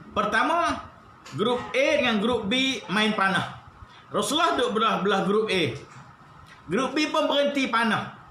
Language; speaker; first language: Malay; native; Malay